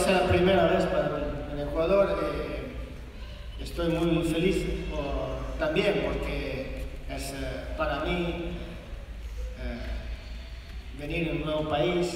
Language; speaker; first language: Spanish; non-native, learner; Italian